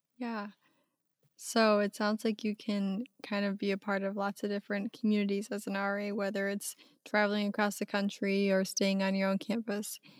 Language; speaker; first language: English; native; English